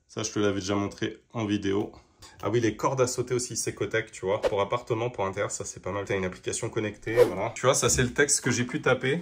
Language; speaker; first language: French; native; French